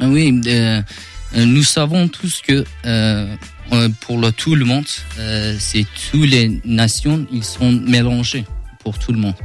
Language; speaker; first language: French; non-native, learner; Kurdish